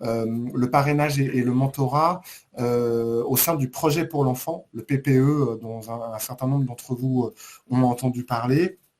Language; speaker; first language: French; native; French